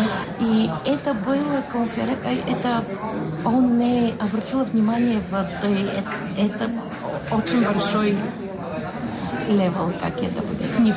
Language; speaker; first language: Russian; non-native, learner; Bulgarian